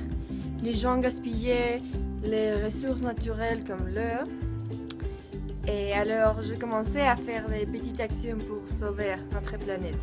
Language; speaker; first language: French; non-native, learner; Spanish